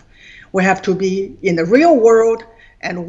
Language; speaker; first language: English; non-native, fluent; Chinese